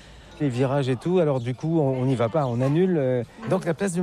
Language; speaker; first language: French; native; French